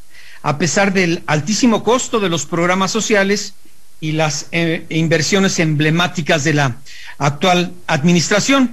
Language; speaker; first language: Spanish; native; Spanish